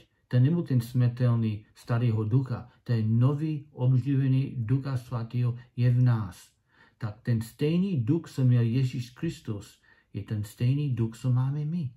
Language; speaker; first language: Czech; non-native, learner; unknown